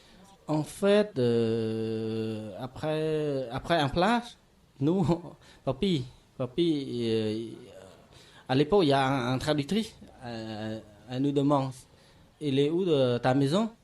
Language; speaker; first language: French; non-native, learner; Khmer